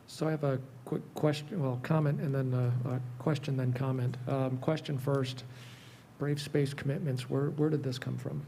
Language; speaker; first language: English; native; English